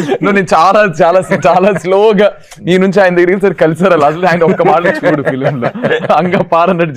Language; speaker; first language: Telugu; native; Telugu